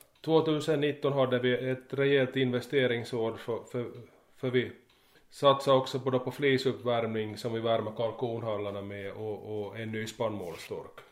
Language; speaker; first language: Swedish; native; Swedish